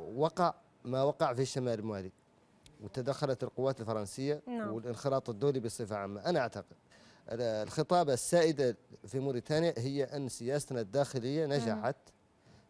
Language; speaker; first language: Arabic; native; Arabic